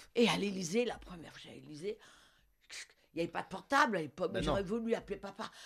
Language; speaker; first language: French; non-native, local second language; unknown